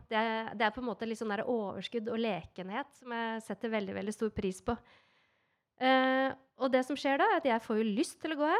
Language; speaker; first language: Norwegian; native; Norwegian